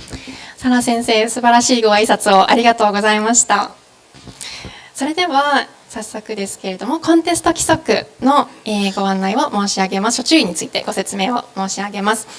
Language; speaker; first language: Japanese; native; Japanese